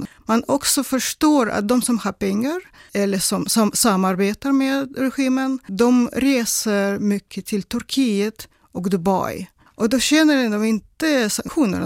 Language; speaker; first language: Swedish; non-native, fluent; Russian